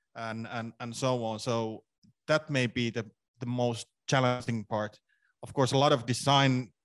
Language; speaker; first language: English; non-native, fluent; Finnish